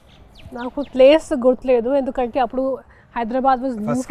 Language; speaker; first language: Telugu; non-native, fluent; Hindi